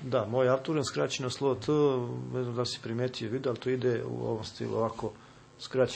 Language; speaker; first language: Serbian; native; Serbian